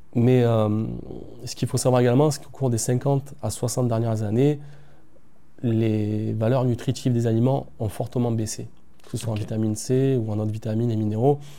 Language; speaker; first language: French; native; French